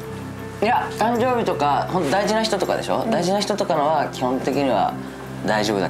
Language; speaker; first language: Japanese; native; Japanese